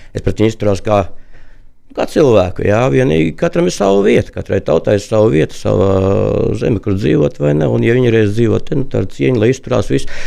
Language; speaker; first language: Latvian; non-native, local second language; Russian